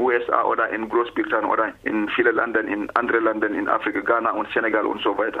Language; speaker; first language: German; non-native, learner; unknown